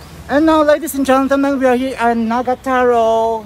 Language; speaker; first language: English; non-native, local second language; Filipino